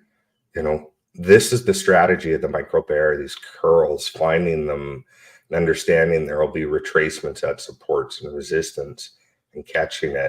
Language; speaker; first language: English; native; English